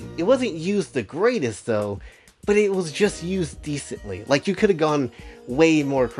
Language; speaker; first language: English; native; English